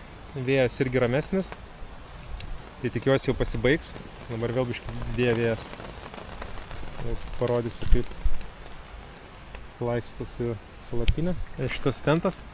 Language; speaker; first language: Lithuanian; native; Lithuanian